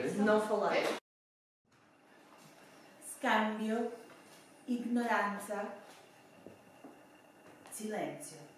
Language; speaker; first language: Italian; non-native, learner; Swedish